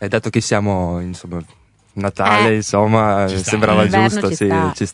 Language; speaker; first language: Italian; early bilingual, other home language; Russian